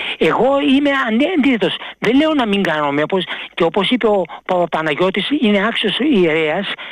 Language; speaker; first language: Greek; early bilingual, heritage; Greek